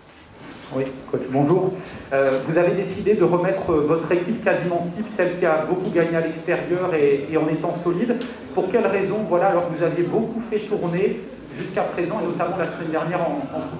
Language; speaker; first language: French; native; French